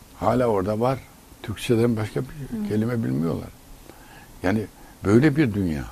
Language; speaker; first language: Turkish; native; Turkish